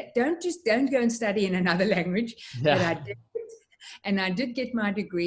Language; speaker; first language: English; native; English